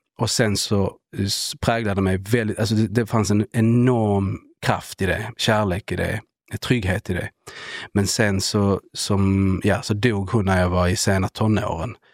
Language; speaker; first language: Swedish; early bilingual, other home language; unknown